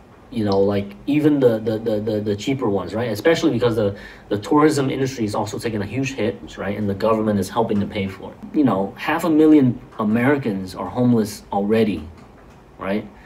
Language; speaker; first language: English; early bilingual, other home language; Vietnamese